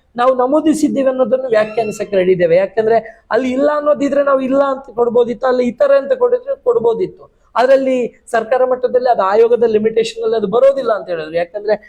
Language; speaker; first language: Kannada; non-native, local second language; Tulu